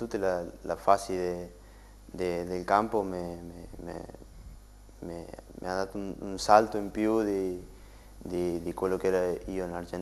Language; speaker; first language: Italian; non-native, learner; Spanish